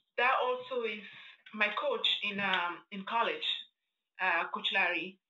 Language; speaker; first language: English; non-native, fluent; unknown